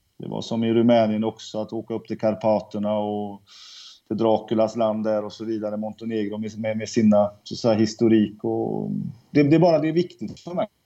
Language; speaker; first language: Swedish; native; Swedish